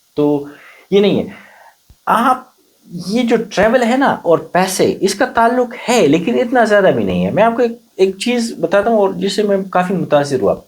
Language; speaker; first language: Urdu; non-native, local second language; Pashto